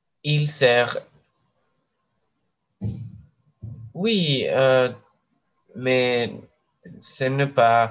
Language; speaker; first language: French; non-native, learner; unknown